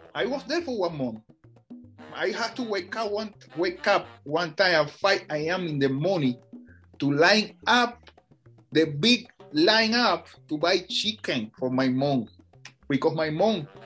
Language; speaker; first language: English; non-native, fluent; Spanish